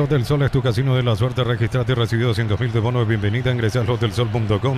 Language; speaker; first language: Spanish; native; Spanish